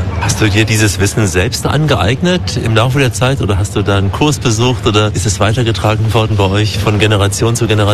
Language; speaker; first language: German; native; German